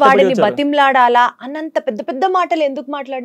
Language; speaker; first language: Telugu; native; Telugu